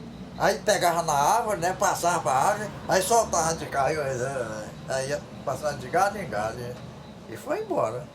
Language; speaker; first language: Portuguese; native; Portuguese